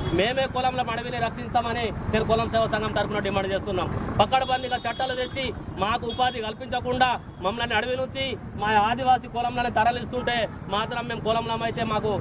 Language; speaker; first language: Telugu; non-native, local second language; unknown